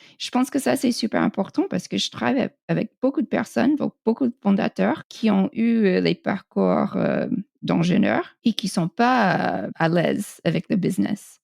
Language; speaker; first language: French; non-native, fluent; English